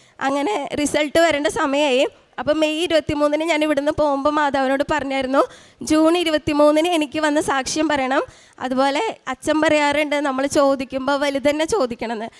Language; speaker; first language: Malayalam; native; Malayalam